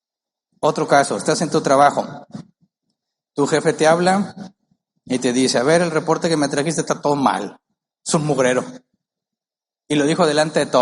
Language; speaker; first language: Spanish; native; Spanish